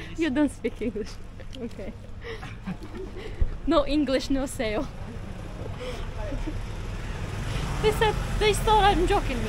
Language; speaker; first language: English; non-native, fluent; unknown